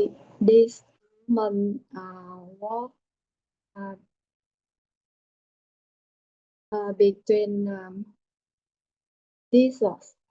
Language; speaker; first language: English; non-native, learner; Vietnamese